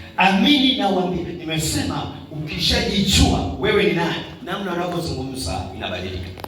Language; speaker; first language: Swahili; native; Swahili